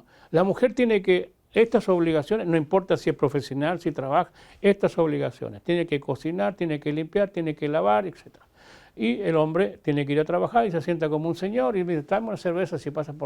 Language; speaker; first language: Spanish; native; Spanish